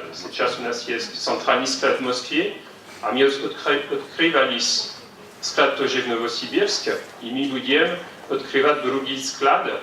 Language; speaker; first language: Russian; non-native, fluent; French